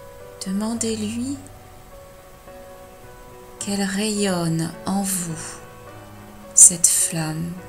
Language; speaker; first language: French; native; French